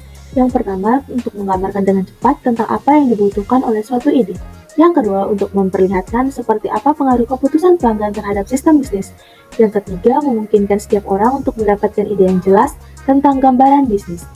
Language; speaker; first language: Indonesian; native; Indonesian